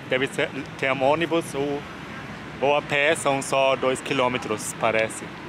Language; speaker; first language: Portuguese; non-native, fluent; German